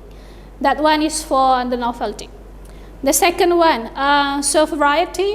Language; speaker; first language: English; non-native, fluent; Indonesian